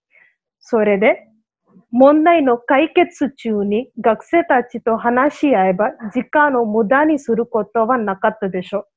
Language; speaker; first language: Japanese; non-native, learner; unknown